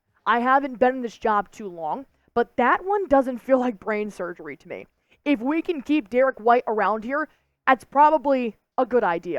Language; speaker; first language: English; native; English